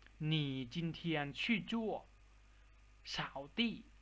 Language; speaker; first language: Chinese; non-native, fluent; Lao